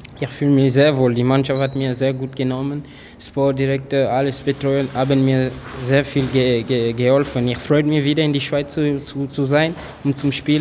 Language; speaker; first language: German; non-native, learner; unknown